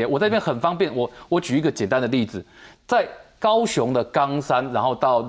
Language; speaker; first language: Chinese; native; Chinese